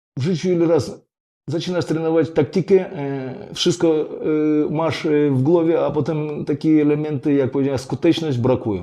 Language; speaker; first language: Polish; non-native, fluent; Russian